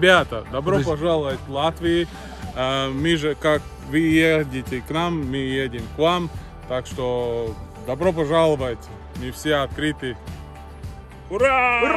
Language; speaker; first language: Russian; non-native, fluent; Latvian